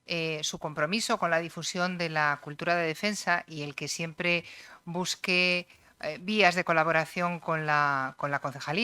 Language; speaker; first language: Spanish; native; Spanish